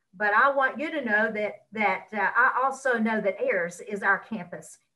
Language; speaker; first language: English; native; English